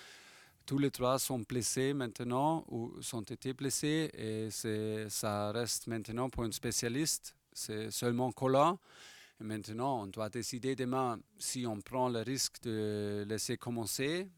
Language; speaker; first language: French; non-native, fluent; German